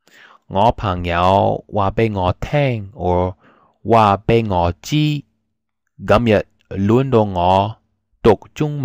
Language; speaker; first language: Cantonese; non-native, fluent; English